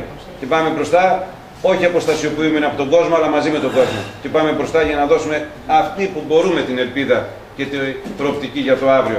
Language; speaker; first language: Greek; native; Greek